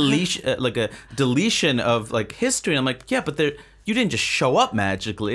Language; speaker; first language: English; native; English